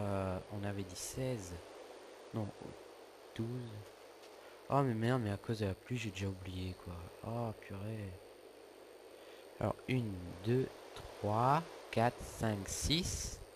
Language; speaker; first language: French; native; French